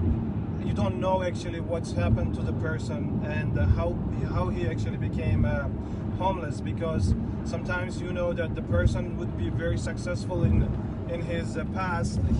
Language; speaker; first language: English; non-native, fluent; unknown